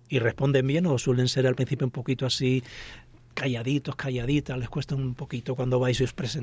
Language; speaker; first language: Spanish; native; Spanish